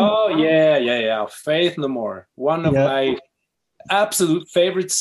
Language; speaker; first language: English; non-native, fluent; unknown